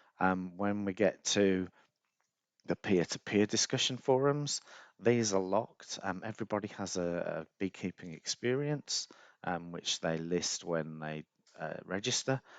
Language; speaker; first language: English; native; English